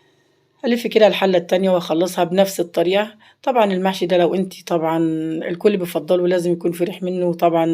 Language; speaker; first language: Arabic; native; Arabic